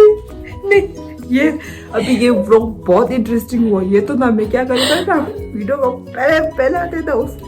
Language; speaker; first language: Hindi; non-native, local second language; Tibetan